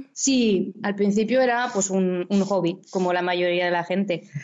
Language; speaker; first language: Spanish; non-native, fluent; French